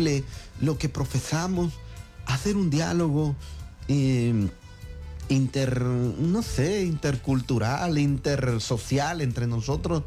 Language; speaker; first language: Spanish; native; Spanish